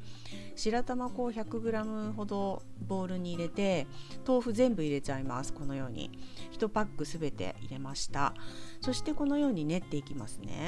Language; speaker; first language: Japanese; native; Japanese